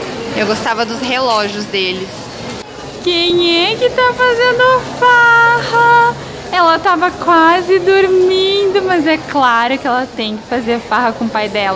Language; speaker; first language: Portuguese; native; Portuguese